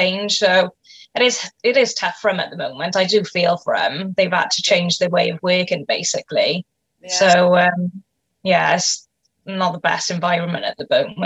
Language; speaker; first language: English; native; English